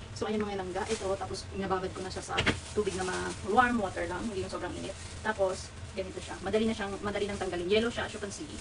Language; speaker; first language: Filipino; non-native, local second language; Hiligaynon